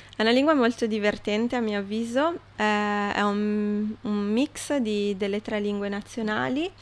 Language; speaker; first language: Italian; native; Italian